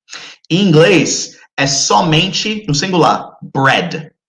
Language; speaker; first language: Portuguese; non-native, fluent; English